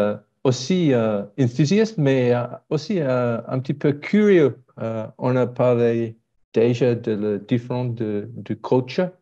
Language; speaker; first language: French; non-native, learner; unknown